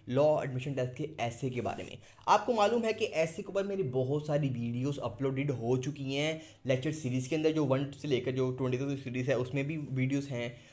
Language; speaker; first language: Urdu; non-native, local second language; Punjabi